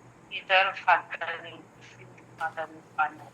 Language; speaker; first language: English; non-native, learner; Marathi